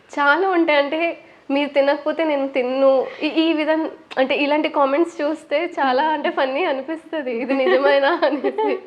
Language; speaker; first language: Telugu; non-native, local second language; Bangla